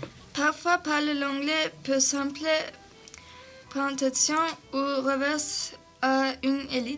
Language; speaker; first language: French; non-native, learner; Turkish